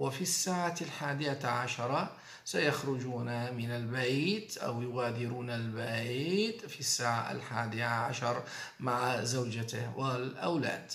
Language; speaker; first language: Arabic; non-native, fluent; Turkish